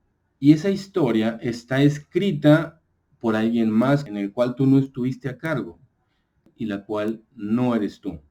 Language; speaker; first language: Spanish; native; Spanish